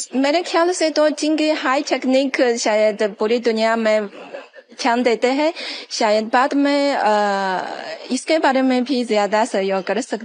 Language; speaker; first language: Hindi; non-native, fluent; Chinese